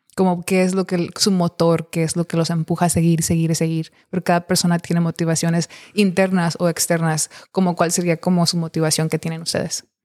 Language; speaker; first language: Spanish; early bilingual, heritage; Spanish